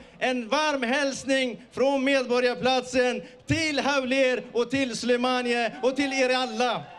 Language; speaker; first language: Swedish; early bilingual, other home language; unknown